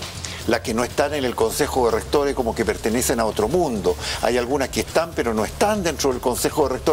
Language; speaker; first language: Spanish; native; Spanish